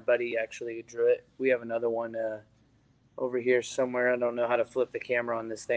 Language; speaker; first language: English; native; English